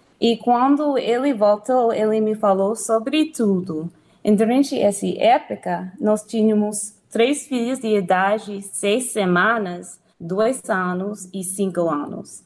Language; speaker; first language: Portuguese; non-native, learner; English